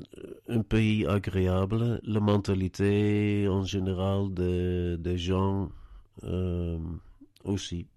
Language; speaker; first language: French; non-native, learner; Dutch